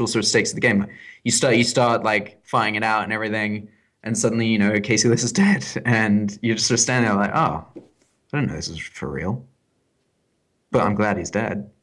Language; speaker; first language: English; native; English